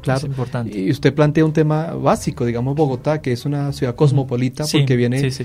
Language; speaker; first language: Spanish; native; Spanish